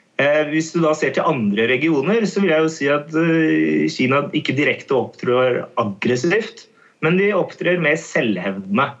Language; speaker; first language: Norwegian; native; Norwegian